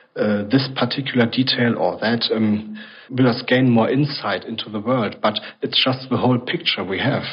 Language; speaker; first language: English; non-native, fluent; German